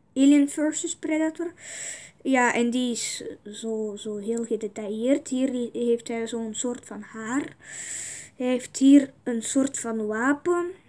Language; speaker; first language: Dutch; non-native, fluent; Russian